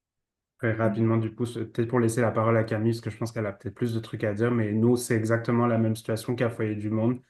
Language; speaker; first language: French; native; French